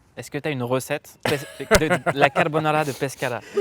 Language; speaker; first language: French; native; French